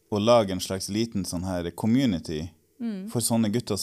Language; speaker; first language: Norwegian; native; Norwegian